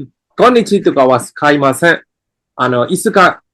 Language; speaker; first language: Japanese; non-native, fluent; Burmese